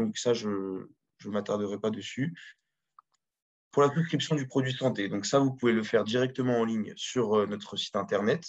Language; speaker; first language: French; native; French